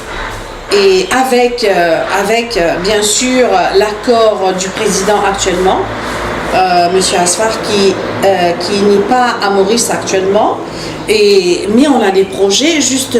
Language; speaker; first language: French; non-native, local second language; Morisyen